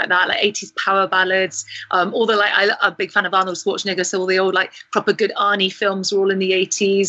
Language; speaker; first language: English; native; English